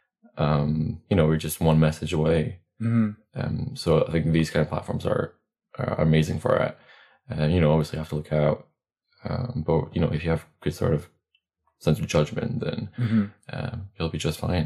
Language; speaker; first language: English; non-native, fluent; Latvian